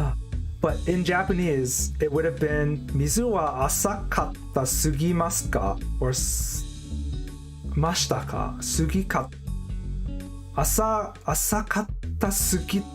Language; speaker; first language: Japanese; non-native, learner; English